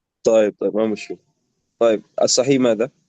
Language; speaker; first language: Arabic; non-native, fluent; Indonesian